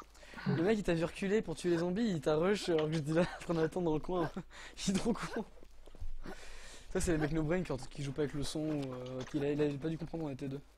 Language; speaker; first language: French; native; French